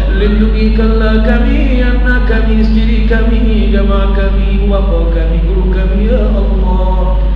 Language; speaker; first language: Malay; non-native, fluent; Arabic